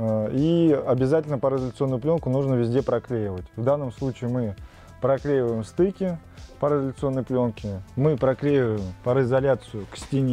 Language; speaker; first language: Russian; native; Russian